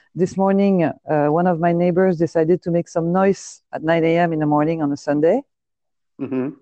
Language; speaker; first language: English; non-native, fluent; French